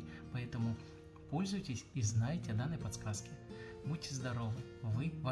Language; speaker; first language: Russian; native; Russian